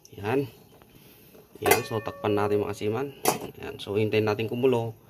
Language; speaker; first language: Filipino; non-native, local second language; Iloko